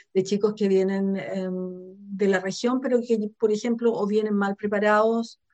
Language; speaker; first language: Spanish; native; Spanish